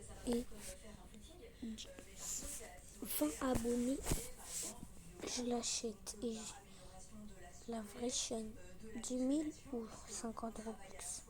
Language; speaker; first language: French; native; French